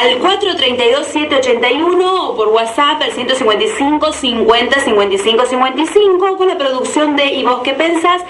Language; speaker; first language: Spanish; native; Spanish